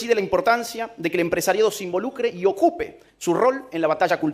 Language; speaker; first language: Spanish; native; Spanish